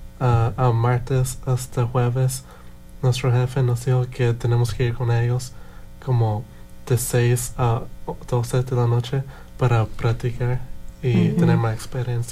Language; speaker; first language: Spanish; early bilingual, heritage; Spanish